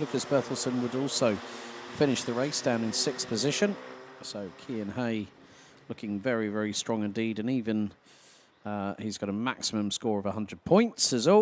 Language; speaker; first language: English; non-native, fluent; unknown